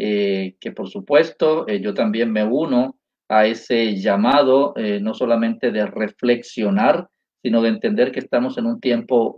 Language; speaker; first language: Spanish; native; Spanish